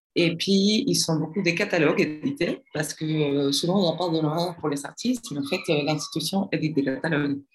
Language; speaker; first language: French; non-native, fluent; Spanish